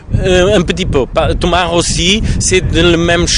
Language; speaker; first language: French; non-native, learner; Portuguese